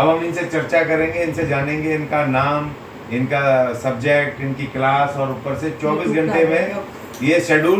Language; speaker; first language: Hindi; native; Hindi